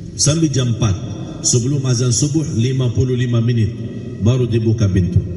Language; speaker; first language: Malay; non-native, fluent; Arabic